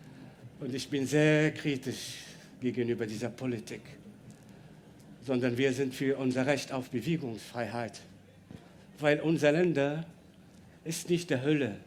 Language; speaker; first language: German; non-native, learner; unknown